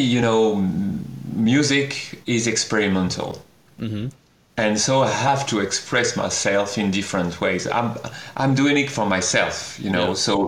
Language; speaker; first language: English; non-native, fluent; French